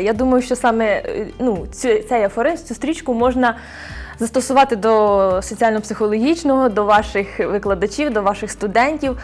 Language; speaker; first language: Ukrainian; native; Ukrainian